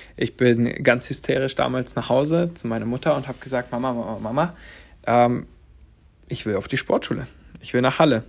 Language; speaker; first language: German; native; German